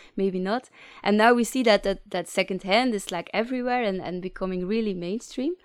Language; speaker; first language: English; non-native, fluent; Dutch